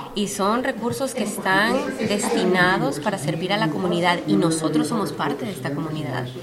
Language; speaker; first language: Spanish; native; Spanish